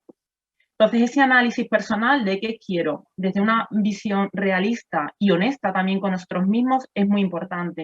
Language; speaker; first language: Spanish; native; Spanish